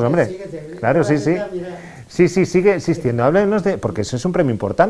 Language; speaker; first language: Spanish; native; Spanish